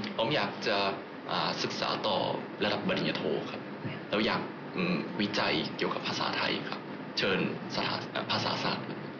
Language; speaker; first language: Thai; non-native, fluent; Japanese